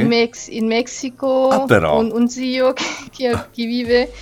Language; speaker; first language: Italian; non-native, learner; Spanish